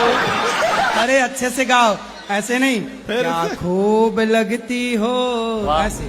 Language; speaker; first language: Hindi; native; Hindi